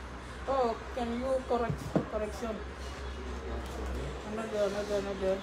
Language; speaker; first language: English; non-native, learner; French